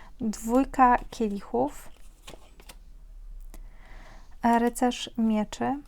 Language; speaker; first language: Polish; native; Polish